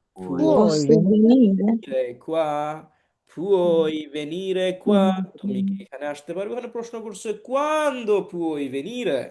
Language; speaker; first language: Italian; non-native, learner; Bangla